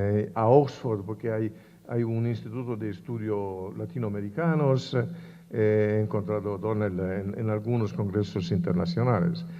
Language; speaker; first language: Spanish; non-native, fluent; Italian